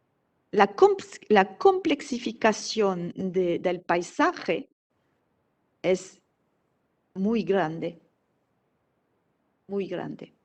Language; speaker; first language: Spanish; non-native, fluent; French